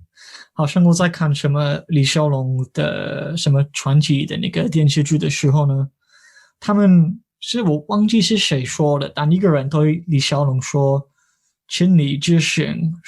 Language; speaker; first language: Chinese; non-native, fluent; English